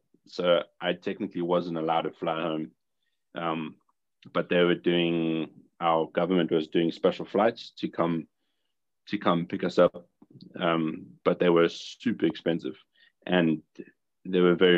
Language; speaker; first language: English; native; English